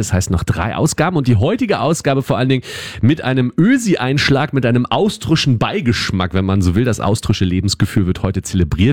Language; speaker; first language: German; native; German